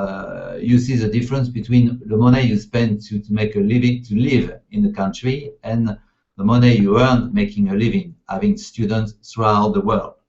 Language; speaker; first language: English; non-native, fluent; French